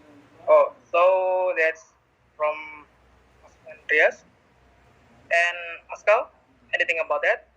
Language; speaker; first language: English; non-native, learner; Indonesian